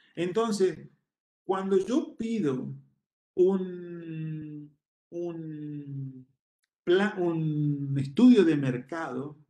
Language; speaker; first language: Spanish; native; Spanish